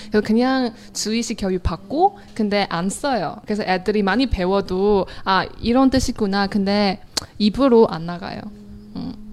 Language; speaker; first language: Korean; non-native, fluent; Chinese